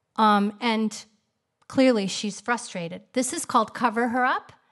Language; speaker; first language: English; native; English